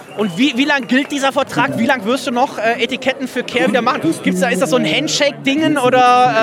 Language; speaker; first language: German; native; German